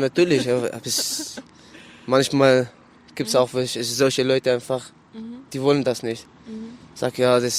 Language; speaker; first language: German; non-native, learner; Arabic